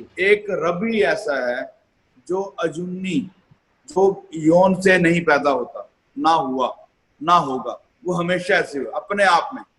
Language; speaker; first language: Hindi; non-native, local second language; Punjabi